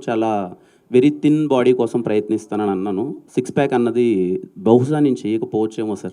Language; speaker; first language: Telugu; native; Telugu